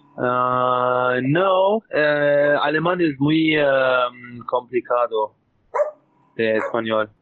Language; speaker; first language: Spanish; non-native, learner; German